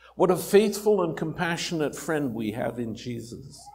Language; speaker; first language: English; native; English